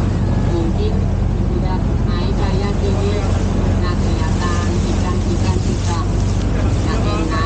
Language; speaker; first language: Indonesian; non-native, fluent; Thai